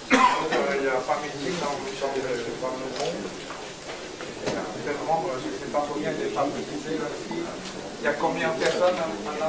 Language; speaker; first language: French; non-native, learner; Chinese